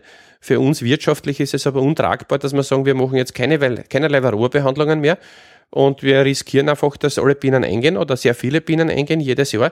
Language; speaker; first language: German; native; German